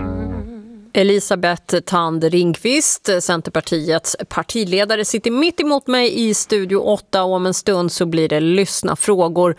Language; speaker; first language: Swedish; native; Swedish